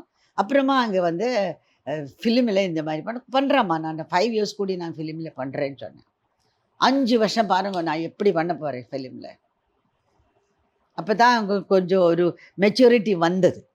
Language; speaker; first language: Tamil; non-native, learner; Malayalam